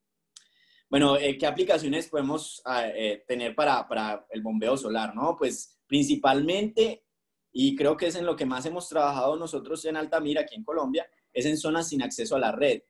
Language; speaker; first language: Spanish; native; Spanish